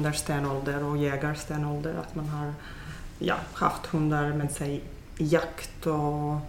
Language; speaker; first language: Swedish; non-native, fluent; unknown